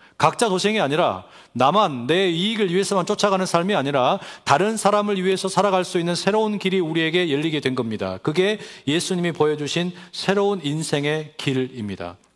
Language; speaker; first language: Korean; native; Korean